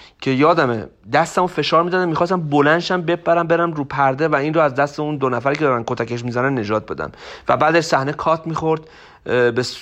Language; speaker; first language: Persian; native; Persian